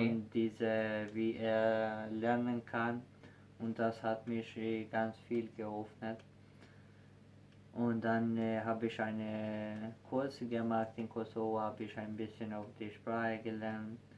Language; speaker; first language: German; non-native, learner; Albanian